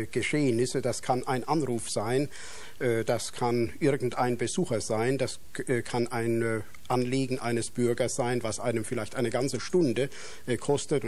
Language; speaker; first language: German; native; German